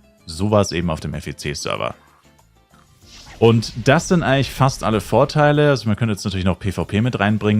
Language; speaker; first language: German; native; German